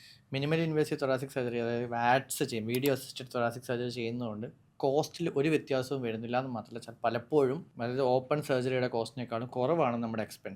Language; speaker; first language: Malayalam; native; Malayalam